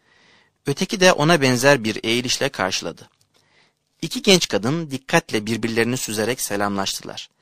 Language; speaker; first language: Turkish; native; Turkish